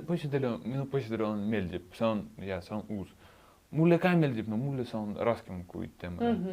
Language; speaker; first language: Estonian; non-native, local second language; Russian